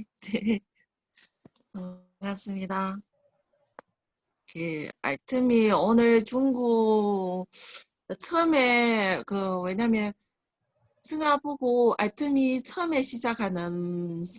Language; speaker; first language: Korean; non-native, learner; Chinese